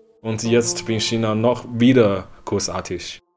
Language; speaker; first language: German; non-native, learner; Chinese